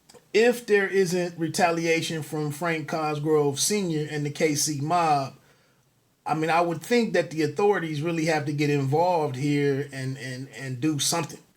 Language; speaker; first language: English; native; English